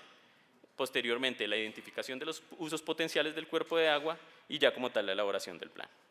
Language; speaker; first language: Spanish; native; Spanish